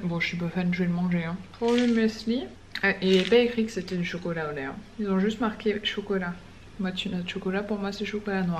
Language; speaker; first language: French; native; French